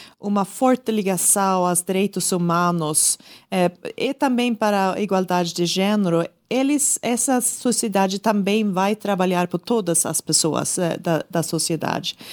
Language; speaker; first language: Portuguese; non-native, learner; Swedish